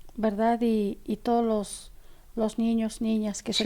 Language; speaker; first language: Spanish; native; Spanish